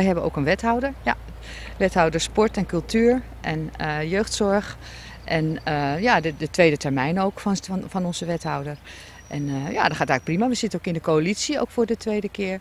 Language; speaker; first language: Dutch; native; Dutch